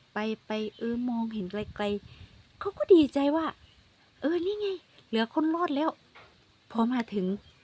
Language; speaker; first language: Thai; non-native, local second language; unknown